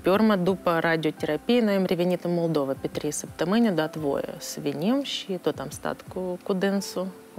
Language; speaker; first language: Romanian; non-native, local second language; Russian